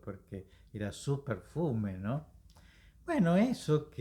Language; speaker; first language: Spanish; native; Spanish